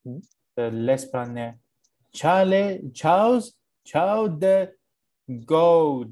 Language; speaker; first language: French; non-native, learner; English